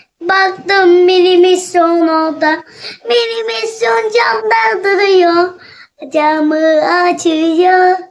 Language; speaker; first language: Turkish; native; Turkish